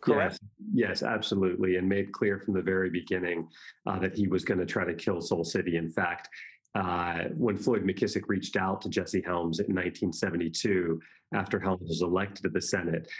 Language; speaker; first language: English; native; English